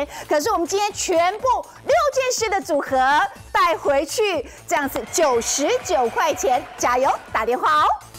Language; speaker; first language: Chinese; native; Chinese